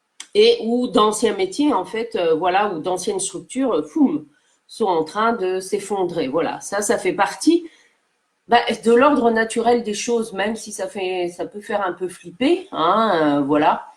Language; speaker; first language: French; native; French